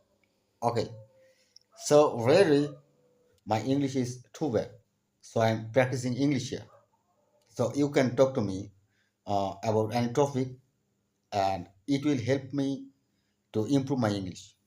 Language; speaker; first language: English; non-native, learner; Bangla